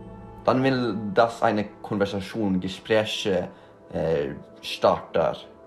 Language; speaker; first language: German; non-native, learner; Norwegian